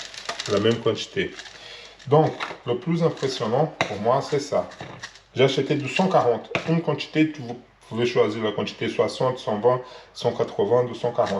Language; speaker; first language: French; non-native, learner; Portuguese